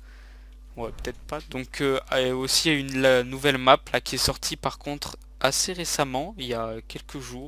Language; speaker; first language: French; native; French